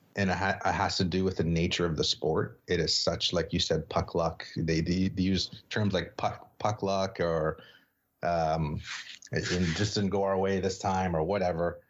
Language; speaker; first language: English; native; English